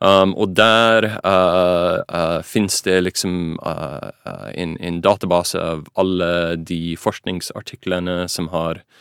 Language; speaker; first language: Norwegian; non-native, fluent; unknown